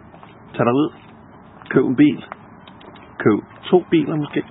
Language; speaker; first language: Danish; native; Danish